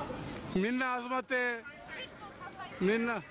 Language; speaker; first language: Japanese; non-native, fluent; Urdu